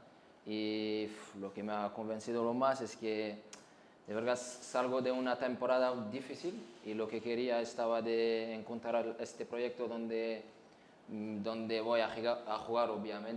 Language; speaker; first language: Spanish; non-native, learner; French